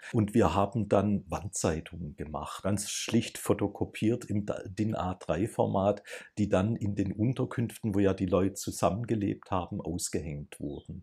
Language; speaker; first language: German; native; German